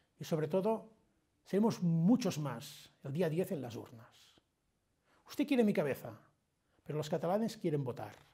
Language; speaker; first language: Spanish; non-native, local second language; Catalan